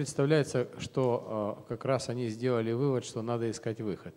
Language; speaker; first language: Russian; native; Russian